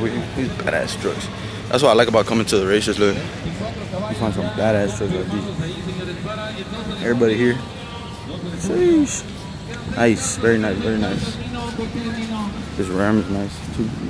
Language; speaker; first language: English; early bilingual, other home language; Spanish